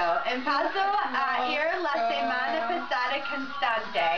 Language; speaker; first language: Spanish; non-native, learner; English